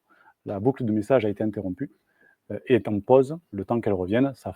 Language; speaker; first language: French; native; French